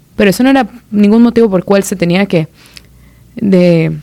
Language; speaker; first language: Spanish; native; Spanish